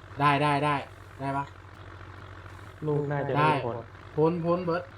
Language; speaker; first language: Thai; native; Thai